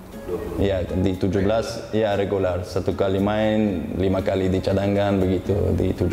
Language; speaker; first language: Indonesian; non-native, learner; Uzbek